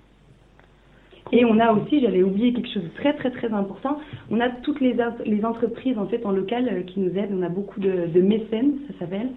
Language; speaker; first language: French; native; French